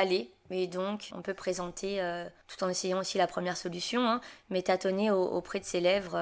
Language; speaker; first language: French; native; French